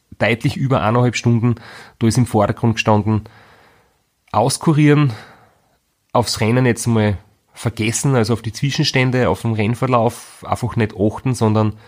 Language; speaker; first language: German; native; German